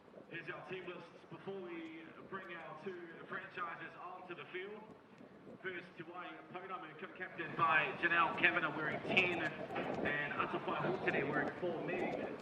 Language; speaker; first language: English; native; English